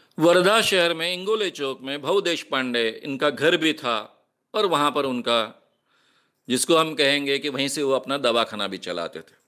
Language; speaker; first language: Hindi; non-native, local second language; Marathi